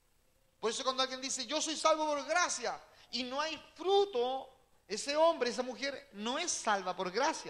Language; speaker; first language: Spanish; native; Spanish